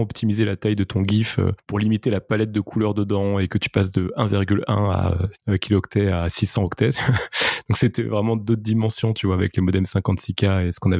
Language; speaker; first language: French; native; French